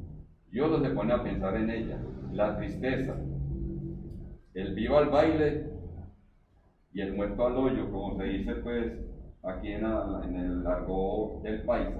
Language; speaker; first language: Spanish; native; Spanish